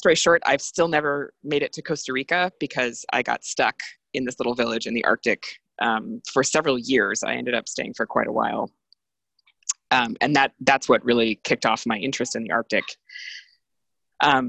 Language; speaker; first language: English; native; English